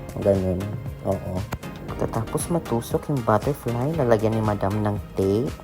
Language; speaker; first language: Filipino; non-native, local second language; Cebuano